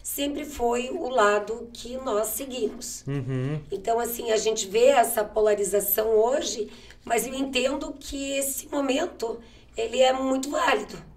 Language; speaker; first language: Portuguese; native; Portuguese